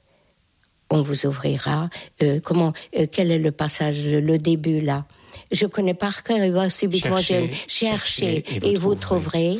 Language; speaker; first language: French; non-native, fluent; Hungarian